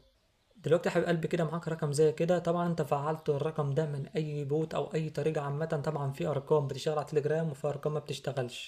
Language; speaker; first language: Arabic; native; Arabic